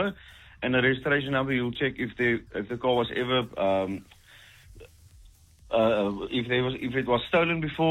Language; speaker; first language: English; non-native, local second language; Afrikaans